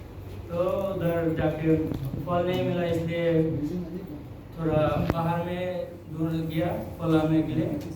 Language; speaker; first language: Hindi; non-native, local second language; Bangla